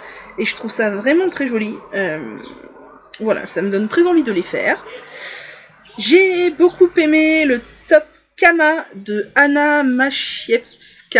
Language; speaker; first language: French; native; French